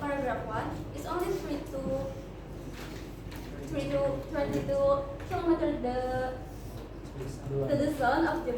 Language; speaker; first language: English; non-native, learner; Indonesian